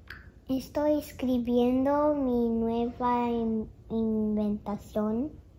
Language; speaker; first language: Spanish; early bilingual, heritage; Japanese